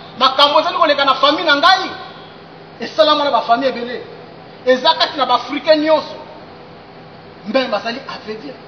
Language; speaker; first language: Lingala; non-native, local second language; Kongo